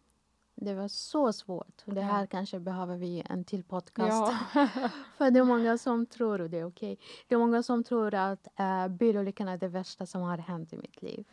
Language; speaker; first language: Swedish; non-native, fluent; Arabic